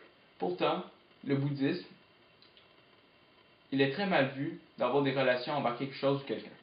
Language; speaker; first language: French; native; French